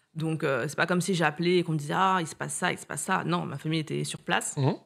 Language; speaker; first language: French; native; French